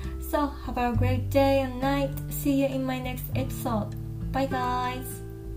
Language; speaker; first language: English; non-native, fluent; Japanese